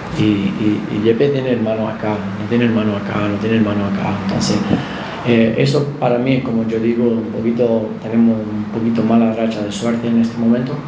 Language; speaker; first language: Spanish; non-native, fluent; English